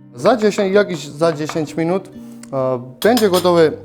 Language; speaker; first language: Polish; non-native, fluent; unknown